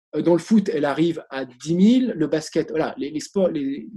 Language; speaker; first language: French; native; French